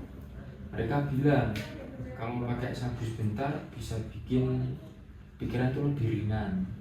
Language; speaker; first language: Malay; non-native, fluent; Indonesian